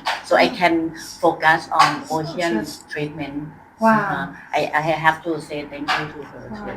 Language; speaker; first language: English; non-native, fluent; Thai